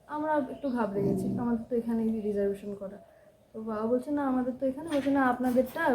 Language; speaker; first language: Bangla; native; Bangla